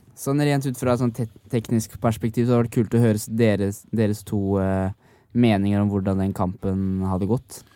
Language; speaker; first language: Norwegian; native; Norwegian